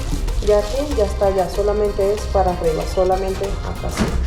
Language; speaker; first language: Spanish; native; Spanish